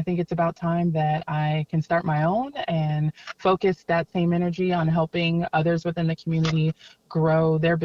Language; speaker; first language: English; native; English